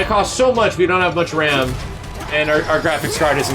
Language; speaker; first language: English; native; English